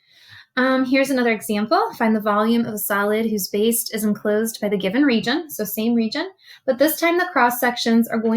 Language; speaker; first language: English; native; English